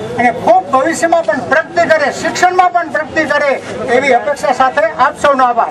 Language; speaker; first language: Gujarati; native; Gujarati